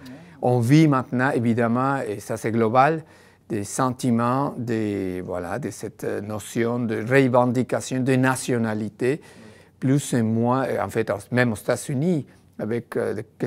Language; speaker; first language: French; non-native, fluent; Spanish